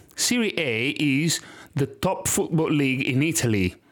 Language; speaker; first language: English; non-native, fluent; Italian